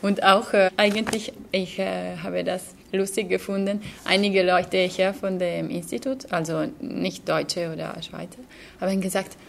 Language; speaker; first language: German; non-native, fluent; Slovenian